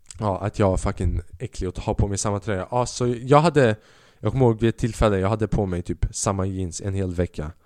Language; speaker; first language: Swedish; early bilingual, other home language; Albanian